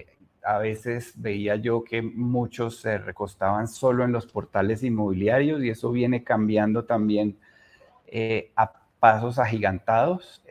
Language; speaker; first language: Spanish; native; Spanish